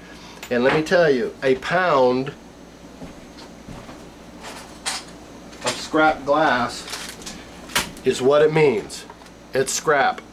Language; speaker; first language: English; native; English